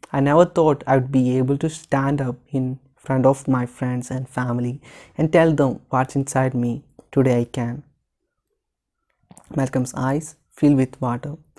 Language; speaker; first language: English; non-native, local second language; Malayalam